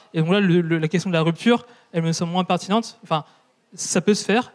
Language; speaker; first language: French; native; French